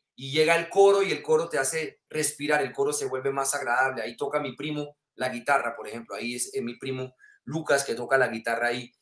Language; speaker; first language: Spanish; early bilingual, heritage; French